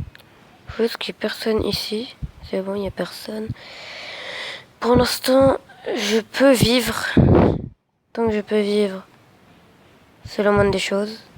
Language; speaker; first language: French; native; French